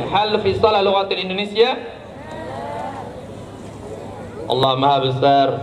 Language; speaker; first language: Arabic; non-native, learner; Indonesian